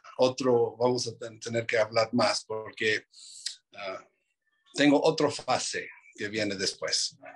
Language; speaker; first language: Spanish; non-native, fluent; English